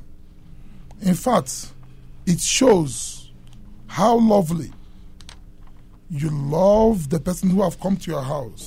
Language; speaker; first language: English; non-native, local second language; Igbo